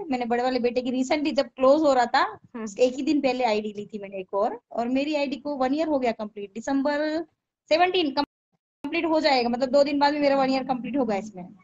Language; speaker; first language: Hindi; native; Hindi